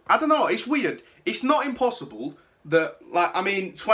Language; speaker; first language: English; native; English